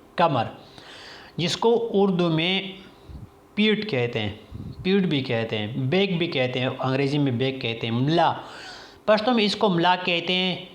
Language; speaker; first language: Urdu; non-native, local second language; Pashto